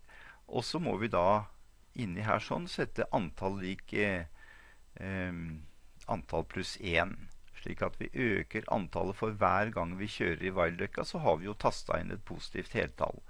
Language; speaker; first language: Norwegian; native; Norwegian